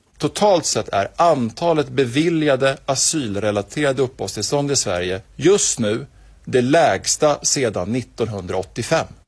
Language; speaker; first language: Swedish; native; Swedish